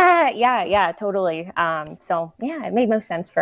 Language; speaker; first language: English; native; English